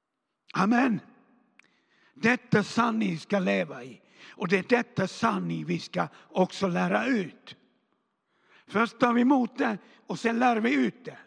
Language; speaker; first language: Swedish; non-native, fluent; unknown